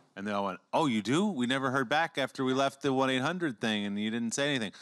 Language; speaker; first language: English; native; English